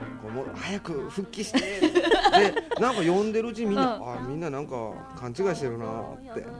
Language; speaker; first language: Japanese; native; Japanese